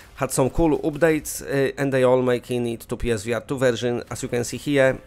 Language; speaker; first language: English; non-native, fluent; Polish